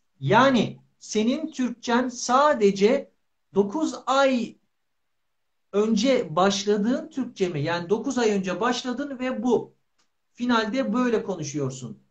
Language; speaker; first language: Turkish; native; Turkish